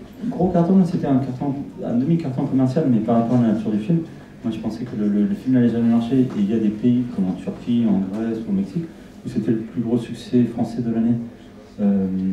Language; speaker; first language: French; non-native, fluent; Spanish